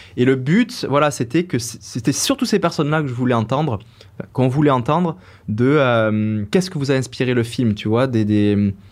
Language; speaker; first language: French; native; French